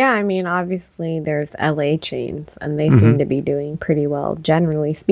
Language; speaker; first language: English; native; English